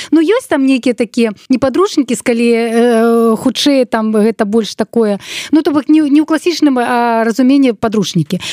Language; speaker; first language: Belarusian; non-native, local second language; Russian